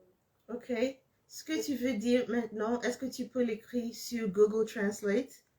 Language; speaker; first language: French; non-native, fluent; English